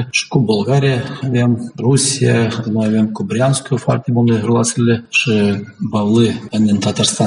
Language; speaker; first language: Romanian; non-native, local second language; Gagauz